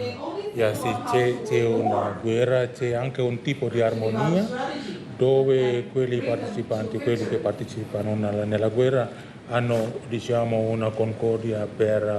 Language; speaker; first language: Italian; non-native, learner; Indonesian